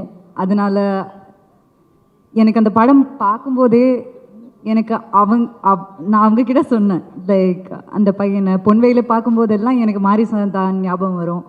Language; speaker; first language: Tamil; non-native, learner; Malayalam